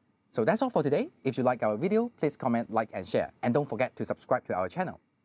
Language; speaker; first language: English; non-native, local second language; Cantonese